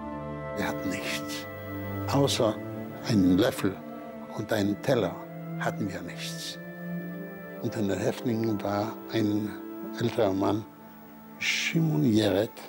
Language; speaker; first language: German; non-native, fluent; Polish